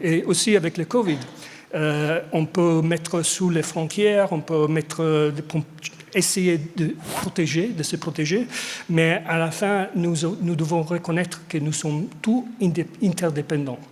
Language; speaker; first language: French; non-native, fluent; English